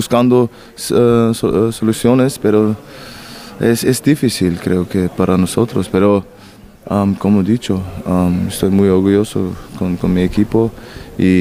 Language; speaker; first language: Spanish; non-native, learner; German